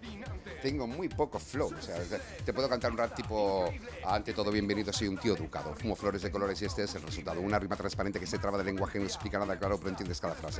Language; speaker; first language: Spanish; native; Spanish